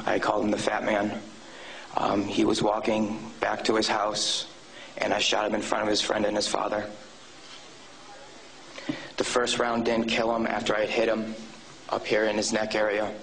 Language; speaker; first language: English; native; English